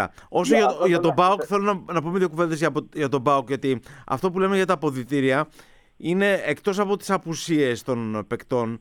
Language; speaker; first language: Greek; native; Greek